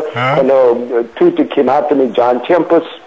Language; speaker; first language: Italian; non-native, learner; English